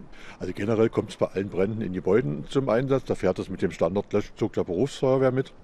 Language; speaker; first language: German; native; German